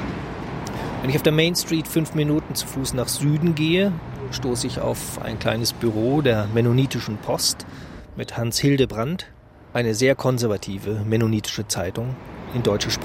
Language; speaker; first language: German; native; German